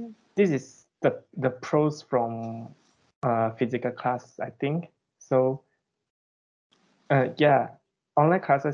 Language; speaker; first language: English; non-native, local second language; Chinese